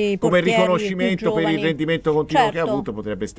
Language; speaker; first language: Italian; native; Italian